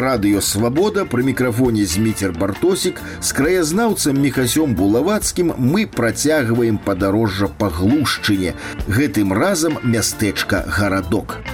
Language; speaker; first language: Belarusian; native; Belarusian